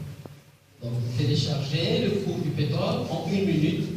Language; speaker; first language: French; non-native, local second language; Arabic